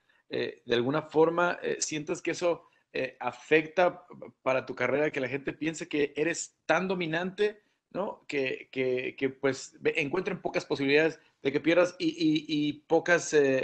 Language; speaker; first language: Spanish; native; Spanish